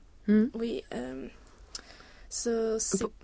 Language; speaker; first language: French; non-native, learner; Swedish